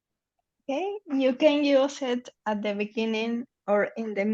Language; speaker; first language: English; non-native, learner; Spanish